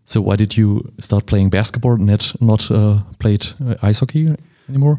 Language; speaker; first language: English; non-native, fluent; German